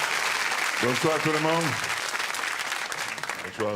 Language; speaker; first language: French; non-native, learner; Italian